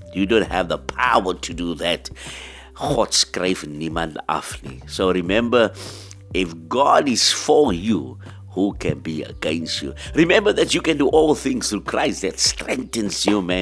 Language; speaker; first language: English; non-native, local second language; Afrikaans